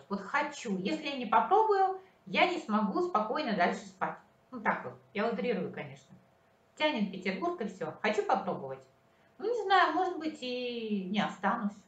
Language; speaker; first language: Russian; native; Russian